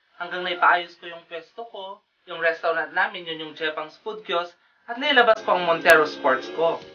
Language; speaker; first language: Filipino; non-native, local second language; Iloko